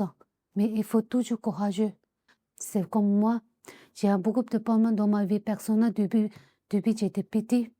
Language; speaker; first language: French; non-native, learner; Tibetan